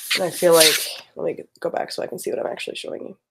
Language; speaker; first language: English; native; English